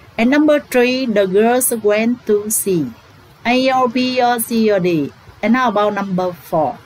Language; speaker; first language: English; non-native, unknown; Vietnamese